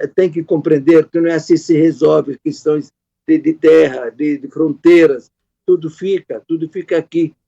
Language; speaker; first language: Portuguese; non-native, fluent; Arabic